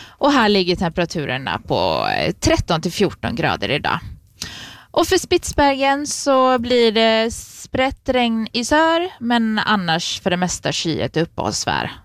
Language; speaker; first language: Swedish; native; Swedish